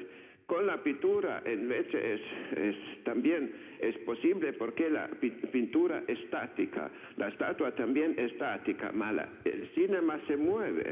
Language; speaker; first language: Spanish; non-native, fluent; Slovenian